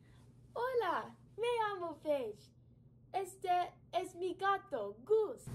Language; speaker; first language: Spanish; non-native, learner; English